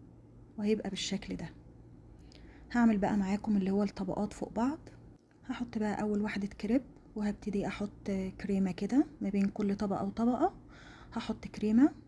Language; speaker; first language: Arabic; native; Arabic